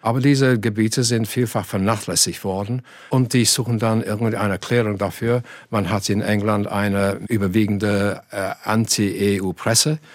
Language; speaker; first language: German; non-native, fluent; English